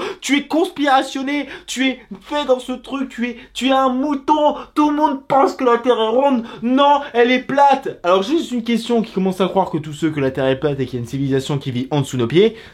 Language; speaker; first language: French; native; French